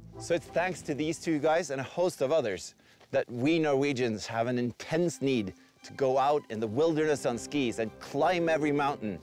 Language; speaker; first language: English; non-native, fluent; Norwegian